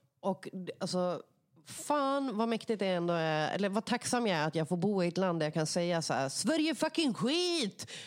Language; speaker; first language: Swedish; native; Swedish